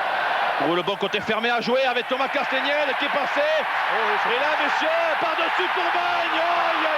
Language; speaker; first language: French; native; French